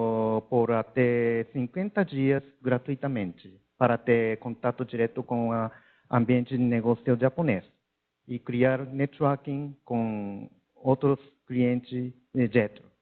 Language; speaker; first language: Portuguese; non-native, learner; Japanese